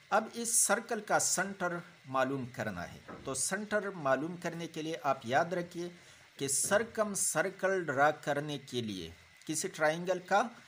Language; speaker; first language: Urdu; non-native, local second language; Pashto